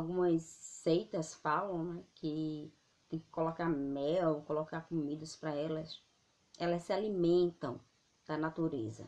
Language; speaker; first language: Portuguese; native; Portuguese